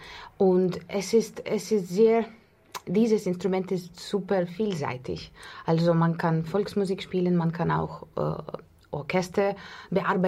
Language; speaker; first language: German; non-native, fluent; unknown